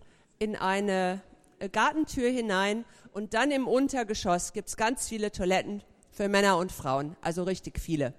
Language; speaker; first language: German; native; German